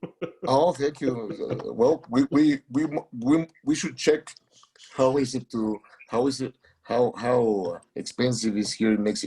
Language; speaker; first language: English; non-native, learner; Spanish